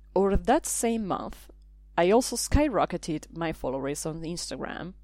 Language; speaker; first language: English; non-native, fluent; Italian